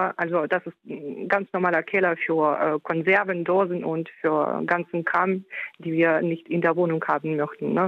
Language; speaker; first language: German; non-native, fluent; Ukrainian